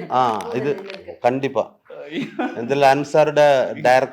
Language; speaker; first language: Tamil; non-native, learner; Malayalam